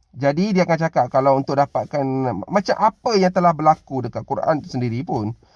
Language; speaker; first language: Malay; native; Malay